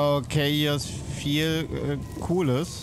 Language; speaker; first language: German; native; German